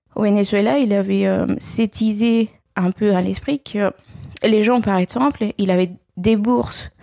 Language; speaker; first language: French; non-native, fluent; Spanish